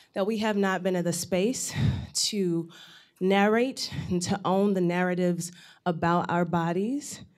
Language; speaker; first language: English; native; English